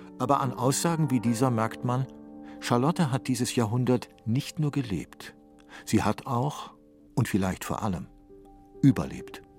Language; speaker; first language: German; native; German